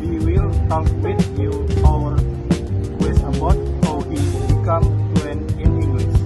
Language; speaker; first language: English; non-native, learner; Indonesian